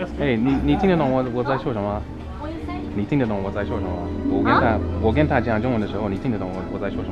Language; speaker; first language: Chinese; non-native, fluent; English